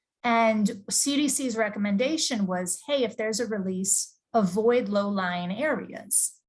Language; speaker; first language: English; native; English